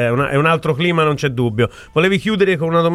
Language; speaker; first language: Italian; native; Italian